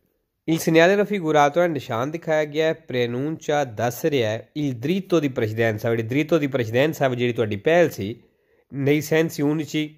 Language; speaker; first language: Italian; non-native, learner; Punjabi